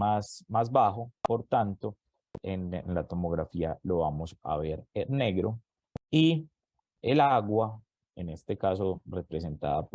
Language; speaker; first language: Spanish; native; Spanish